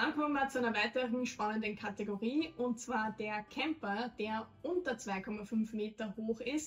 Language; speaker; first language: German; native; German